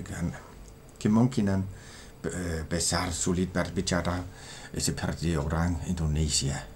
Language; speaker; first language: Indonesian; non-native, learner; Danish